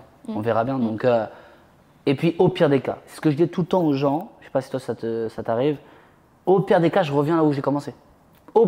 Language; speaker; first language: French; native; French